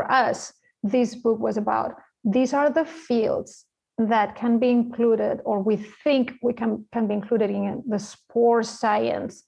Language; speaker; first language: English; non-native, fluent; Spanish